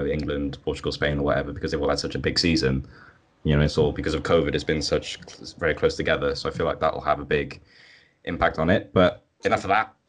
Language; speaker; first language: English; native; English